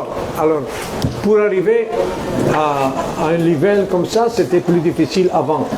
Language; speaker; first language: French; non-native, fluent; Italian